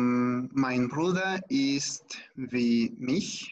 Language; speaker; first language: German; non-native, learner; Spanish